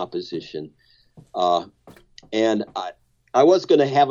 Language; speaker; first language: English; native; English